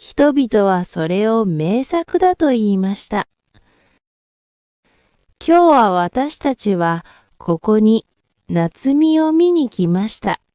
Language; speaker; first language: Japanese; non-native, fluent; Korean